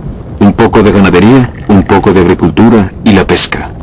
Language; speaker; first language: Spanish; native; Spanish